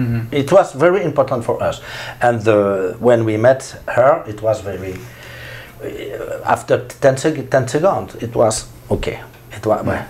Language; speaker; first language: English; non-native, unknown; French